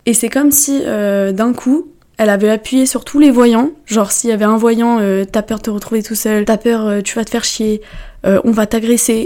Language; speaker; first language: French; native; French